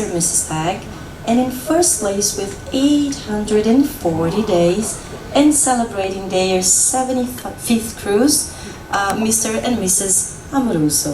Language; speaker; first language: English; non-native, fluent; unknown